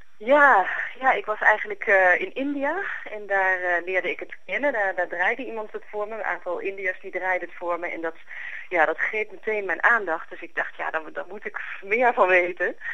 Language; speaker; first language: Dutch; native; Dutch